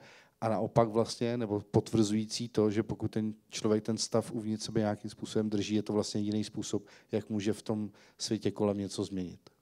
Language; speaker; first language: Czech; native; Czech